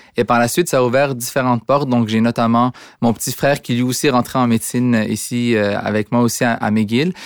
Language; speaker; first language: French; early bilingual, other home language; Arabic